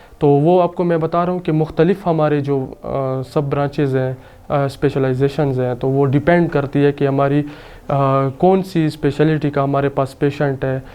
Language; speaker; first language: Urdu; non-native, local second language; Saraiki